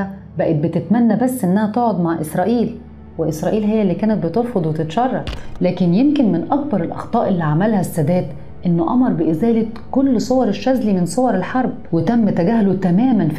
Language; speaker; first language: Arabic; native; Arabic